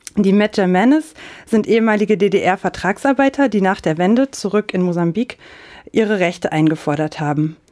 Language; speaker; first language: German; native; German